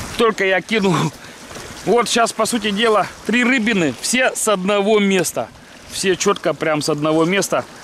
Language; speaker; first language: Russian; native; Russian